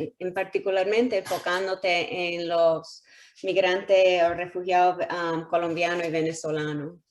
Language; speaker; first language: Spanish; early bilingual, heritage; Spanish